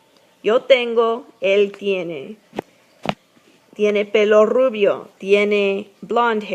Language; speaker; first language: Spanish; non-native, fluent; English